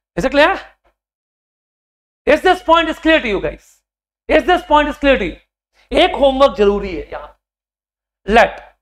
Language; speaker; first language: Hindi; native; Hindi